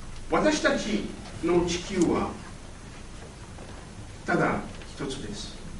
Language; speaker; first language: Japanese; non-native, fluent; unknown